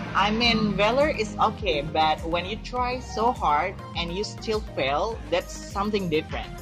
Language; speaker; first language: English; non-native, fluent; Indonesian